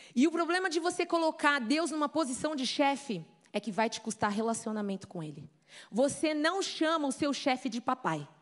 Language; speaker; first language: Portuguese; native; Portuguese